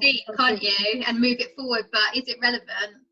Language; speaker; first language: English; native; English